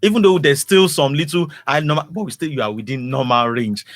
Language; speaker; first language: English; non-native, local second language; Yoruba